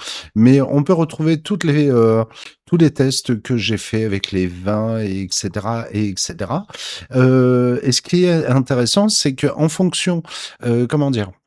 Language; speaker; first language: French; native; French